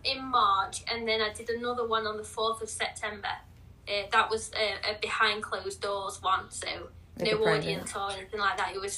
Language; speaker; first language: English; native; English